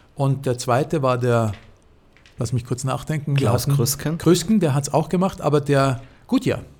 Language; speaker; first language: German; native; German